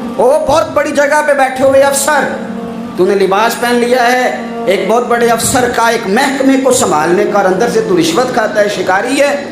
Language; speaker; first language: Urdu; non-native, local second language; Punjabi